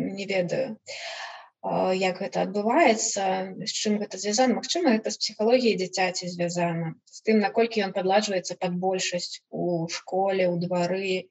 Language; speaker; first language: Belarusian; non-native, local second language; Russian